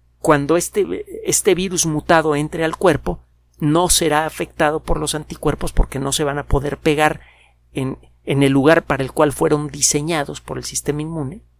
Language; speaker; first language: Spanish; native; Spanish